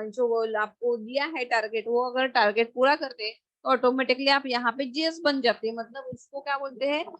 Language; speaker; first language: Hindi; non-native, local second language; Marathi